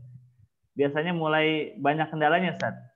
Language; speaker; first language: Indonesian; native; Indonesian